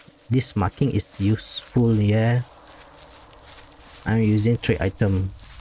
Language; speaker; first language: English; non-native, local second language; Malay